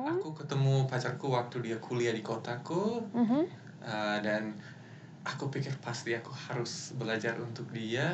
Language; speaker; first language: Indonesian; non-native, fluent; English